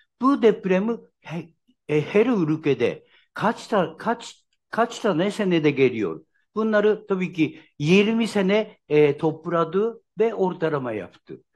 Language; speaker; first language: Turkish; non-native, learner; Japanese